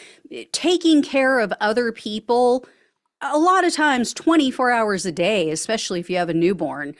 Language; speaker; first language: English; native; English